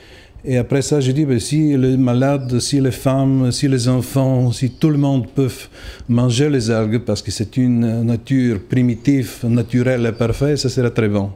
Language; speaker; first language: French; non-native, fluent; Bulgarian